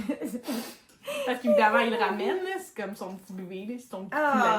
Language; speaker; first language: French; native; French